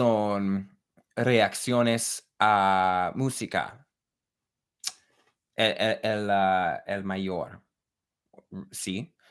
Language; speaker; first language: Spanish; non-native, learner; English